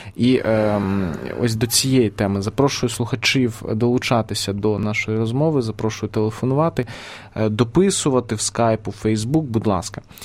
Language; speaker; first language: Ukrainian; native; Ukrainian